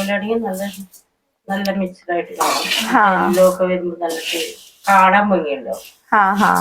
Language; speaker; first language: Malayalam; non-native, learner; Kannada